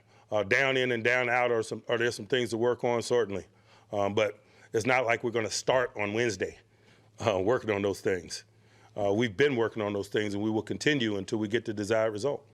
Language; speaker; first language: English; native; English